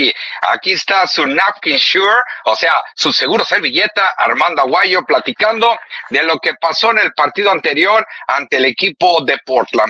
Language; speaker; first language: Spanish; native; Spanish